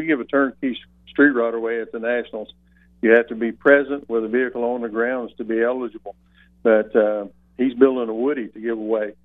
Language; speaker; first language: English; native; English